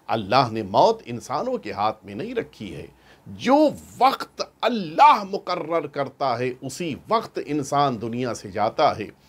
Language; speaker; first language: Urdu; native; Urdu